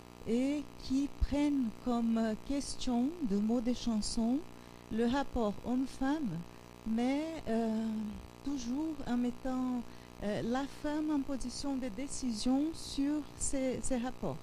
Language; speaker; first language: French; non-native, fluent; Portuguese